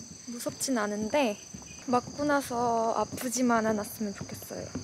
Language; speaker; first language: Korean; non-native, fluent; Russian